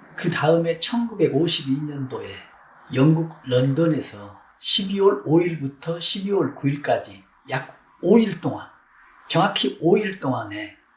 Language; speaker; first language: Korean; native; Korean